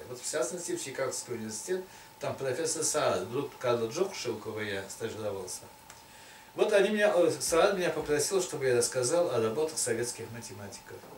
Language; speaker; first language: Russian; non-native, local second language; Tatar